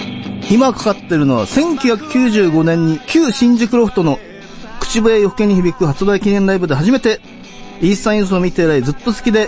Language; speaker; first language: Japanese; native; Japanese